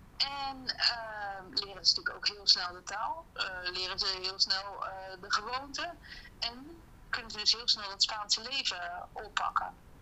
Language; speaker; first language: Dutch; native; Dutch